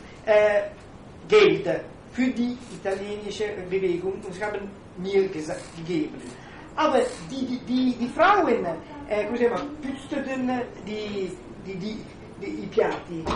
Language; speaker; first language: German; non-native, fluent; Italian